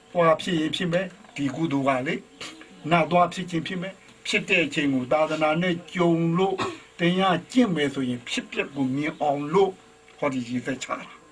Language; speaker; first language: Burmese; native; Burmese